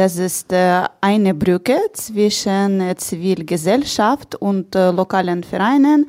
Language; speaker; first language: German; non-native, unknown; Ukrainian